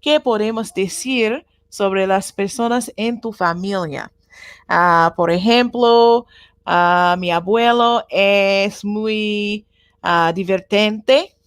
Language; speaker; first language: Spanish; non-native, learner; Japanese